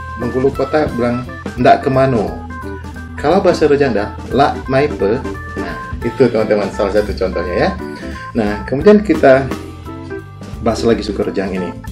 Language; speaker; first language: Indonesian; non-native, local second language; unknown